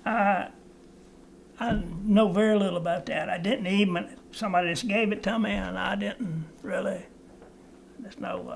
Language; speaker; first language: English; native; English